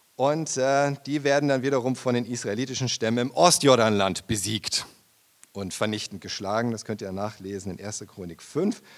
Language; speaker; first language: German; native; German